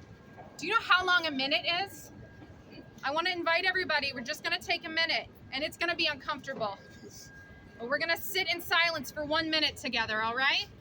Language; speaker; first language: English; native; English